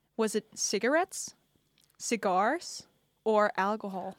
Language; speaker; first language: English; non-native, fluent; Danish